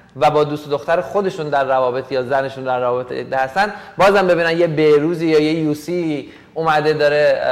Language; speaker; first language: Persian; native; Persian